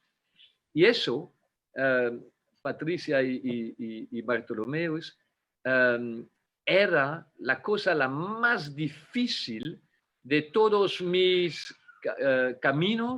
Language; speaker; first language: Spanish; non-native, fluent; French